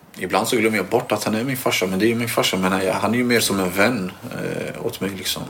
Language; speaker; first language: Swedish; early bilingual, other home language; Albanian